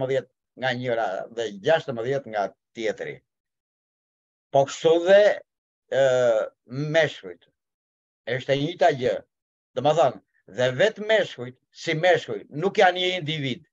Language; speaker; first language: Albanian; native; Albanian